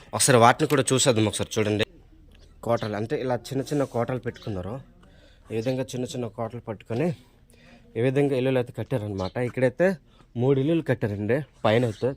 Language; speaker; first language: Telugu; native; Telugu